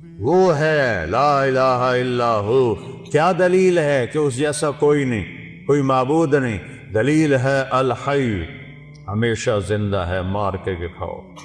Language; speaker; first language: Urdu; non-native, local second language; Saraiki